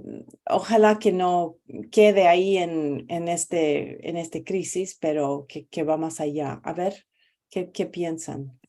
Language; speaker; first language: Spanish; non-native, fluent; English